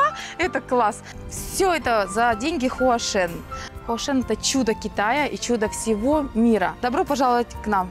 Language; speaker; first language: Russian; native; Russian